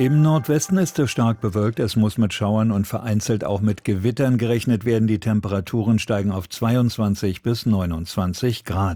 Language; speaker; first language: German; native; German